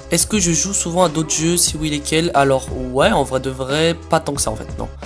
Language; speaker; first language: French; native; French